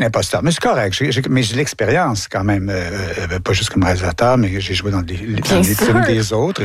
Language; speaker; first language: French; native; French